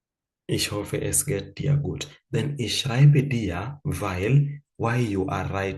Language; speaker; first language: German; non-native, fluent; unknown